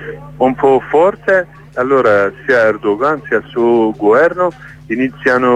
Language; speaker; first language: Italian; non-native, learner; Kurdish